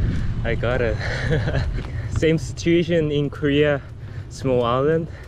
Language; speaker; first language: English; non-native, learner; Korean